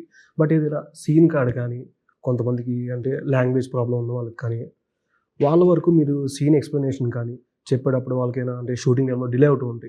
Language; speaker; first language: Telugu; native; Telugu